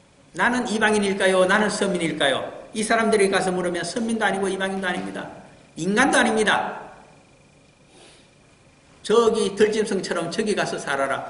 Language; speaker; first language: Korean; native; Korean